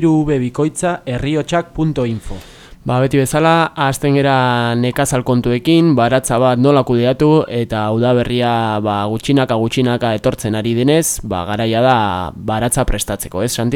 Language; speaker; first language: Basque; early bilingual, heritage; Basque